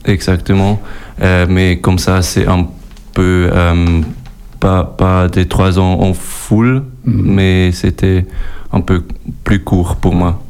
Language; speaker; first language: French; non-native, local second language; German